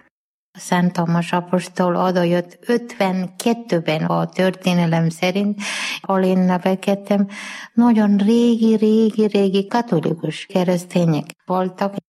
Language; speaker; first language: Hungarian; non-native, learner; Malayalam